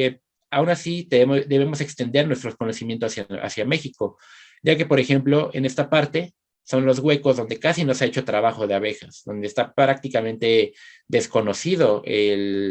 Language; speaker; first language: Spanish; native; Spanish